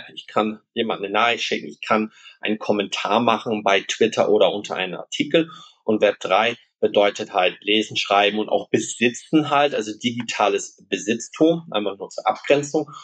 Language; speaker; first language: German; non-native, local second language; Low German